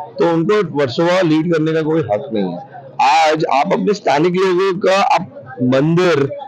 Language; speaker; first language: Hindi; native; Hindi